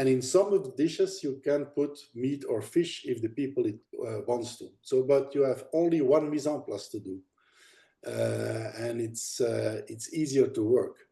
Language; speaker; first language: English; non-native, fluent; Dutch